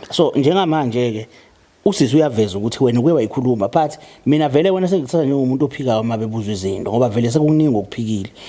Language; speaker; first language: Zulu; native; Zulu